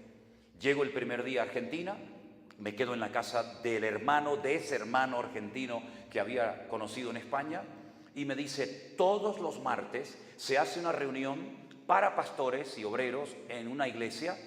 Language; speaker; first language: Spanish; native; Spanish